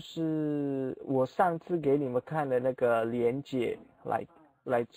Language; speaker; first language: Chinese; non-native, fluent; Indonesian